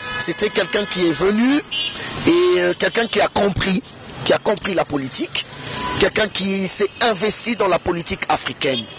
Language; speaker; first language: French; non-native, local second language; Lingala